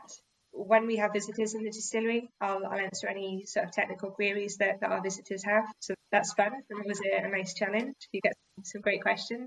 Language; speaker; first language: English; native; English